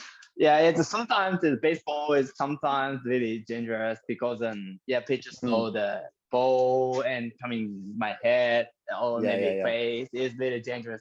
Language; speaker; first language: English; non-native, learner; Japanese